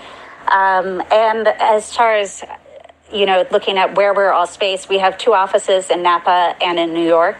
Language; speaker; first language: English; native; English